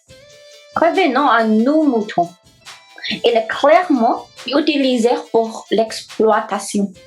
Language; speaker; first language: French; non-native, learner; English